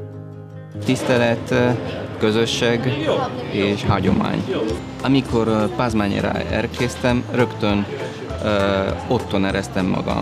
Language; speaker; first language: Hungarian; non-native, learner; Italian